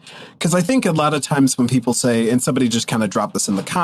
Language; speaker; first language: English; native; English